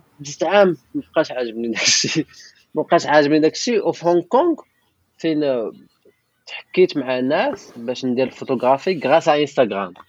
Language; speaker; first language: Arabic; non-native, local second language; Tachelhit